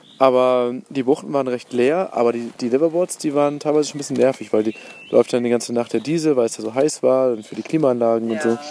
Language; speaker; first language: German; native; German